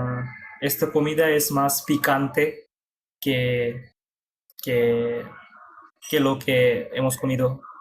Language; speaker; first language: Spanish; non-native, learner; Bangla